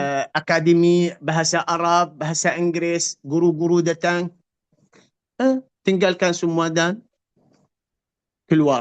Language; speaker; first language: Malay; non-native, fluent; Arabic